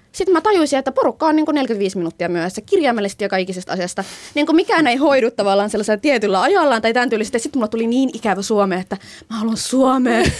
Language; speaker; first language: Finnish; native; Finnish